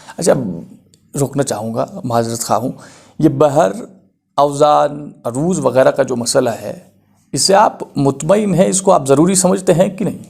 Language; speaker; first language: Urdu; non-native, local second language; Kashmiri